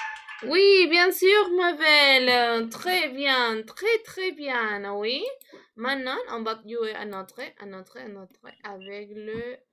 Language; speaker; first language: French; non-native, fluent; Spanish